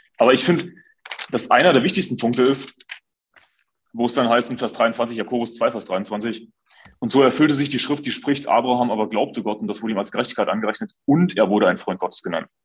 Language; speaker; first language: German; native; German